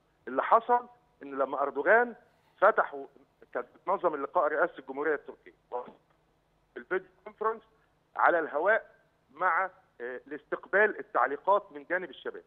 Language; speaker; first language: Arabic; native; Arabic